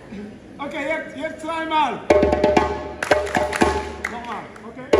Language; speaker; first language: German; non-native, learner; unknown